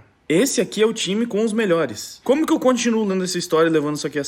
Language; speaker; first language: Portuguese; native; Portuguese